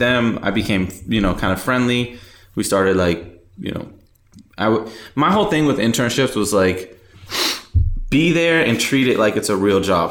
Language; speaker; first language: English; native; English